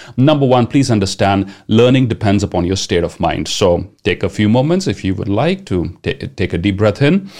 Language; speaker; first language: English; non-native, local second language; Punjabi